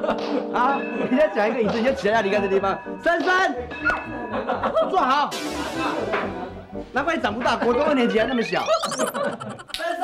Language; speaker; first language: Chinese; native; Chinese